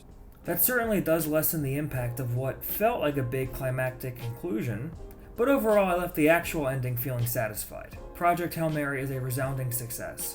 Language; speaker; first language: English; native; English